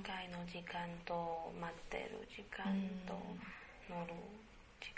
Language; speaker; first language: Japanese; non-native, learner; Chinese